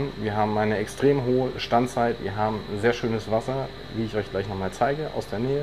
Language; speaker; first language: German; native; German